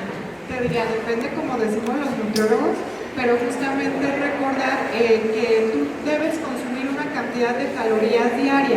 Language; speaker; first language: Spanish; native; Spanish